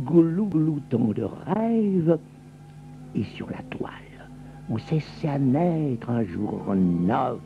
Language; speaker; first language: French; native; French